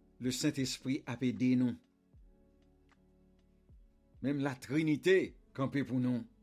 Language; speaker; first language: French; non-native, local second language; Haitian Creole